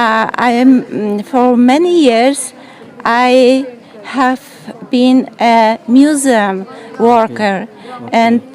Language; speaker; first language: English; non-native, learner; Polish